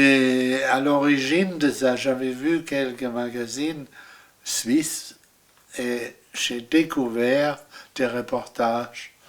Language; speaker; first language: French; non-native, fluent; German